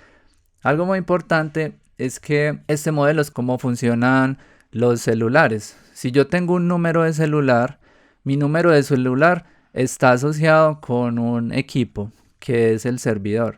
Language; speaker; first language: Spanish; native; Spanish